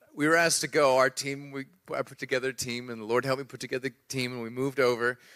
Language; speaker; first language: English; native; English